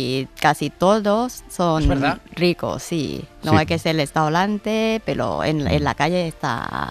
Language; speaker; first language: Spanish; non-native, learner; Thai